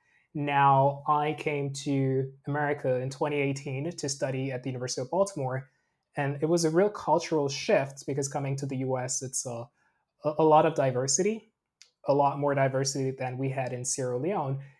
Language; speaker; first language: English; non-native, local second language; Krio